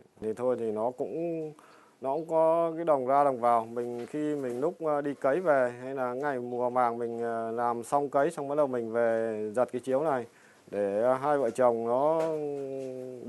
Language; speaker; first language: Vietnamese; native; Vietnamese